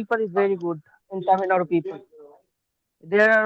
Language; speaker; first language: English; non-native, learner; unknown